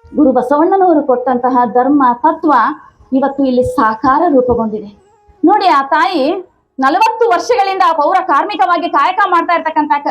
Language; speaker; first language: Kannada; non-native, local second language; Tamil